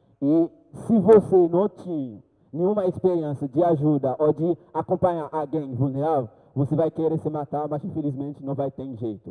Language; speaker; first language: Portuguese; non-native, learner; Haitian Creole